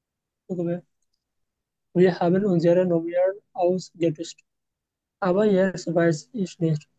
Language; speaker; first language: German; non-native, learner; Bangla